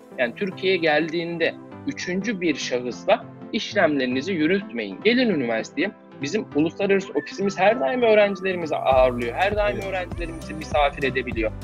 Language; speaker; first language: Turkish; native; Turkish